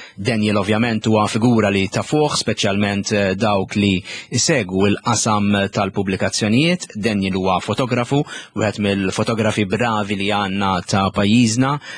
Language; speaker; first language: Maltese; native; Maltese